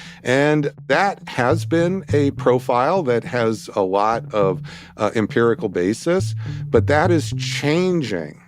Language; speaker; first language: English; native; English